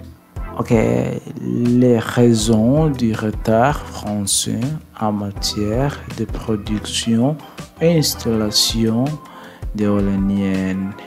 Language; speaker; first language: French; non-native, learner; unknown